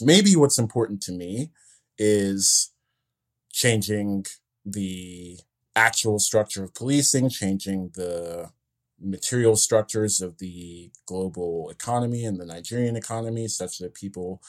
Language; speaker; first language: English; native; English